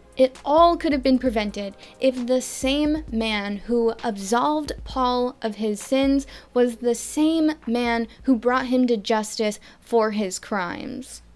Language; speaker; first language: English; native; English